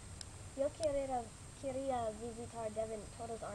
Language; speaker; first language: Spanish; non-native, learner; English